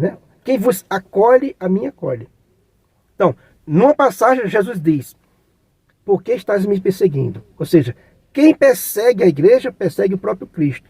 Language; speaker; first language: Portuguese; native; Portuguese